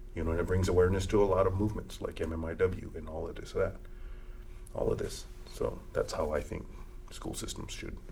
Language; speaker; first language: English; early bilingual, other home language; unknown